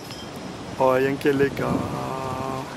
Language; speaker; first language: Portuguese; non-native, fluent; German